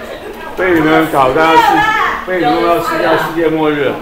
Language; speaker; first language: Chinese; native; Chinese